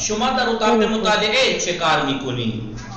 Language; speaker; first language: Persian; non-native, fluent; Urdu